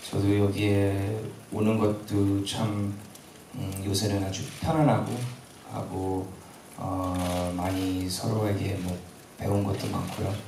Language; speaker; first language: Korean; early bilingual, heritage; English